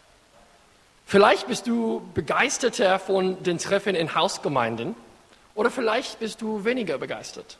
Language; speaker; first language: German; non-native, fluent; English